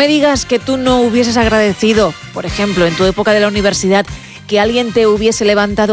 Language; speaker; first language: Spanish; native; Spanish